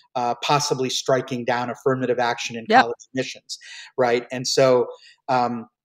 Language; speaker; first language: English; early bilingual, other home language; Hindi